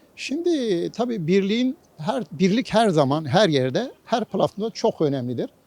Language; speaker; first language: Turkish; non-native, local second language; Kurdish